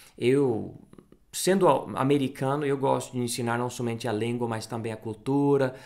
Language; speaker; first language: Portuguese; non-native, fluent; English